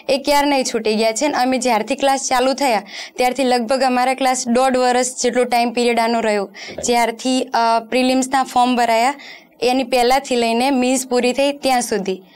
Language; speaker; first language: Gujarati; non-native, local second language; Rajasthani